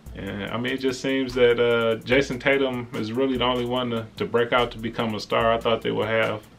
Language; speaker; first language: English; native; English